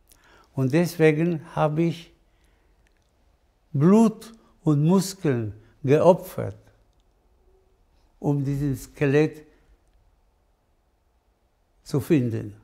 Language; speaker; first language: German; non-native, fluent; Spanish